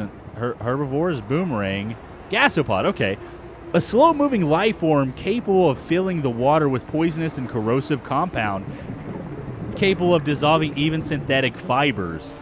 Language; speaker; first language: English; native; English